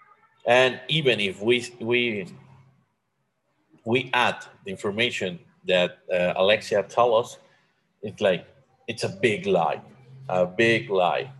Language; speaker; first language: English; non-native, learner; Spanish